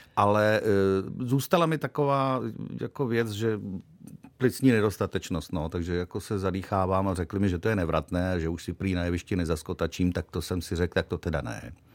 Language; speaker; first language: Czech; native; Czech